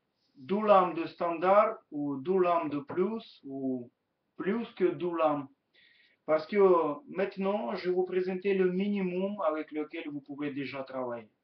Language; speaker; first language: French; non-native, learner; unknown